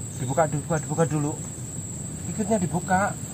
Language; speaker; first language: Indonesian; native; Indonesian